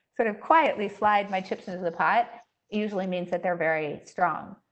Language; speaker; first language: English; native; English